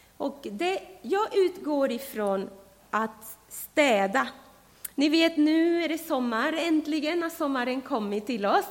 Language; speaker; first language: Swedish; non-native, fluent; Spanish